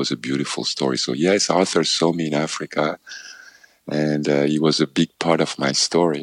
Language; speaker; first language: English; non-native, local second language; French